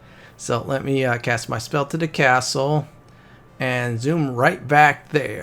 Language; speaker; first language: English; native; English